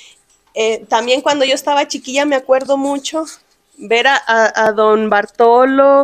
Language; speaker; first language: Spanish; native; Spanish